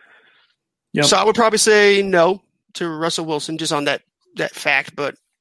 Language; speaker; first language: English; native; English